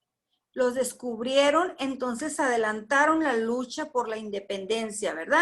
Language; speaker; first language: Spanish; native; Spanish